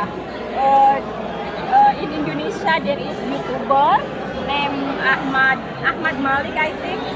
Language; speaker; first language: English; non-native, learner; Indonesian